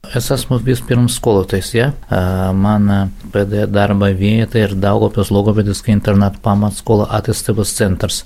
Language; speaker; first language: Latvian; non-native, local second language; Russian